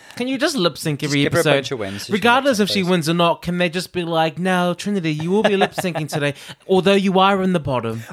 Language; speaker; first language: English; native; English